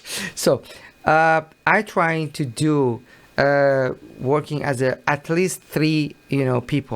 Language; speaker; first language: English; non-native, learner; Persian